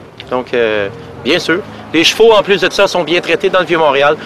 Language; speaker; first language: French; native; French